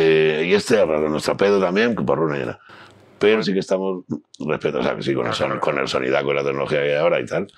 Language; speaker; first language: Spanish; native; Spanish